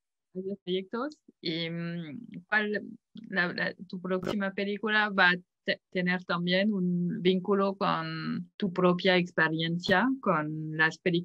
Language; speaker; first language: Spanish; non-native, fluent; French